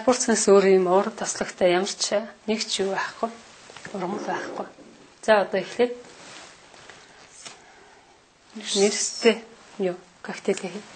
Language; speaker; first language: Mongolian; native; Mongolian